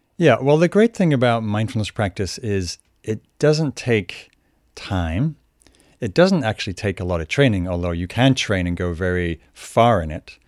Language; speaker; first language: English; native; English